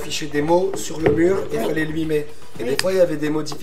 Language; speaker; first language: French; native; French